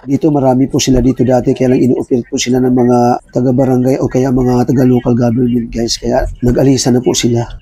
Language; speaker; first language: Filipino; non-native, local second language; Cebuano